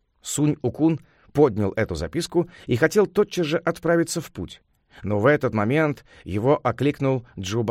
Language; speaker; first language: Russian; native; Russian